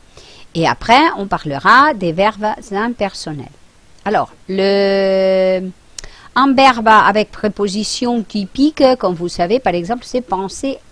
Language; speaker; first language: French; non-native, fluent; Spanish